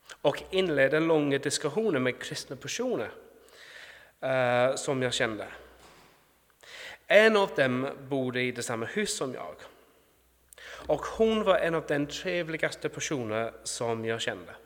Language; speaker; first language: Swedish; non-native, fluent; English